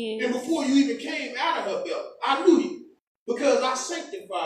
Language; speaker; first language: English; native; English